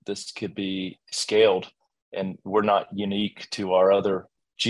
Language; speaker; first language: English; native; English